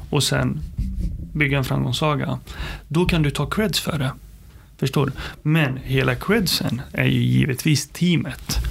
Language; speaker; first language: Swedish; early bilingual, other home language; Arabic